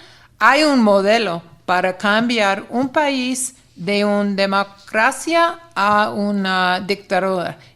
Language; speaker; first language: Spanish; non-native, fluent; English